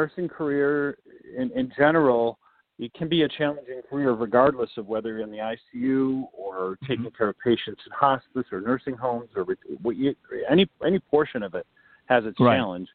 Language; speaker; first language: English; native; English